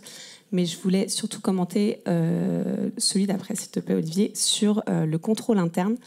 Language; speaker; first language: French; native; French